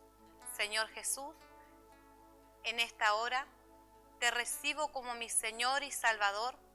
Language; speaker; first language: Spanish; native; Spanish